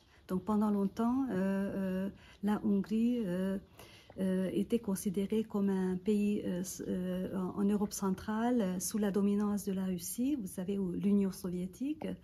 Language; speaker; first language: French; non-native, fluent; Hungarian